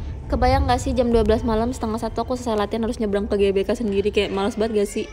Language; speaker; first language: Indonesian; native; Indonesian